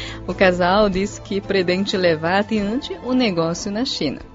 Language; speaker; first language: Portuguese; non-native, fluent; Chinese